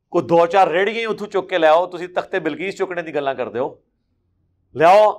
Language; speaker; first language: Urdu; non-native, local second language; Punjabi